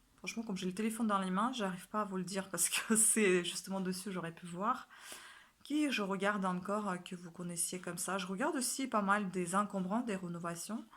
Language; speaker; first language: French; native; French